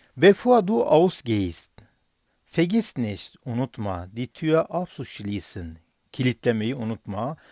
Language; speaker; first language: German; non-native, fluent; Turkish